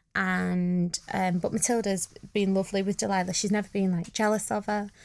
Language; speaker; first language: English; native; English